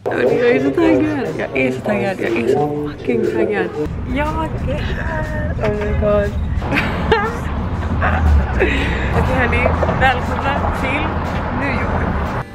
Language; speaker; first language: Swedish; native; Swedish